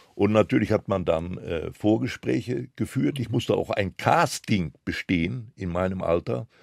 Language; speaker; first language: German; non-native, local second language; Polish